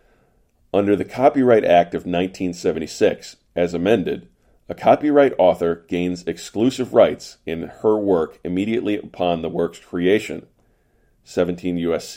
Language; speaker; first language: English; native; English